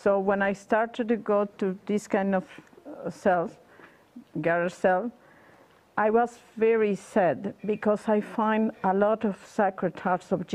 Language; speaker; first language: English; non-native, learner; Spanish